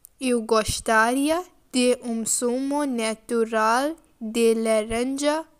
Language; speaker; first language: Portuguese; non-native, learner; Urdu